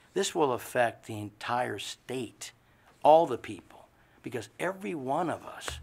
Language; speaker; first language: English; native; English